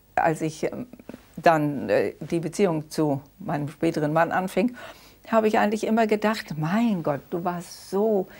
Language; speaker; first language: German; early bilingual, other home language; Danish